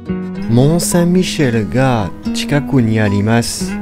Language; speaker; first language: Japanese; non-native, learner; French